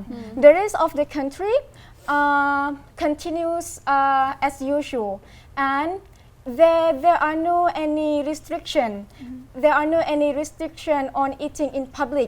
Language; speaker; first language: English; non-native, fluent; Thai